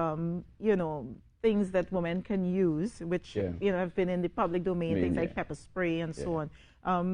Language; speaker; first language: English; native; English